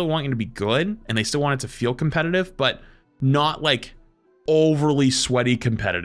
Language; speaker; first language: English; native; English